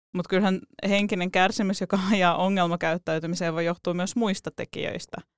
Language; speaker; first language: Finnish; early bilingual, other home language; Russian